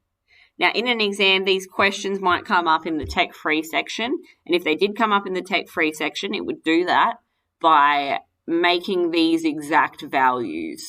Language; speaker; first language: English; native; English